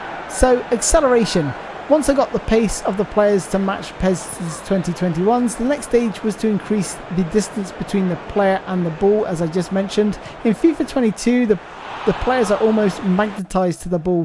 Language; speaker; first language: English; native; English